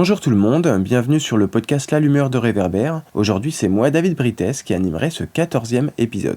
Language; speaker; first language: French; native; French